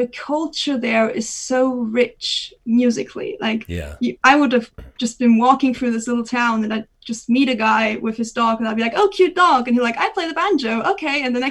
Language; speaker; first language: English; non-native, fluent; German